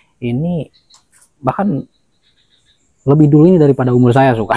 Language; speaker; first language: Malay; native; Malay